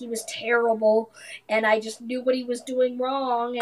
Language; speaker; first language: English; native; English